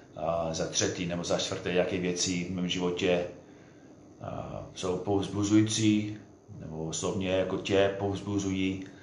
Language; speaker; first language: Czech; non-native, fluent; English